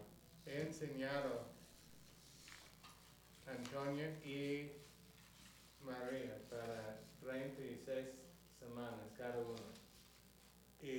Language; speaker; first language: Spanish; non-native, learner; English